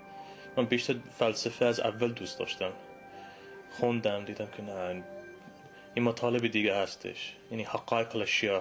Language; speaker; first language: Persian; non-native, fluent; English